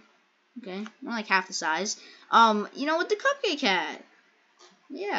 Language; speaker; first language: English; native; English